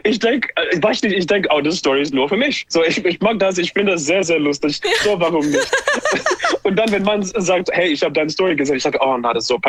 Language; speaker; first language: German; non-native, fluent; English